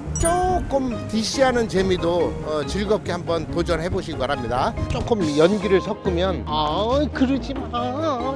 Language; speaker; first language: Korean; native; Korean